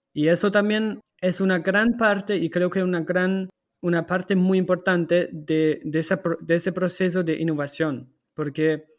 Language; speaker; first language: Spanish; non-native, fluent; German